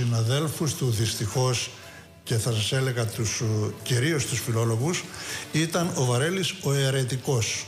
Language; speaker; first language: Greek; native; Greek